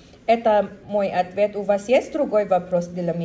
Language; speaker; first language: Russian; non-native, learner; Tajik